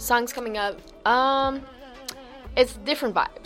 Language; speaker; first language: English; early bilingual, other home language; French